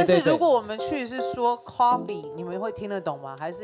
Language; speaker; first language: Chinese; native; Chinese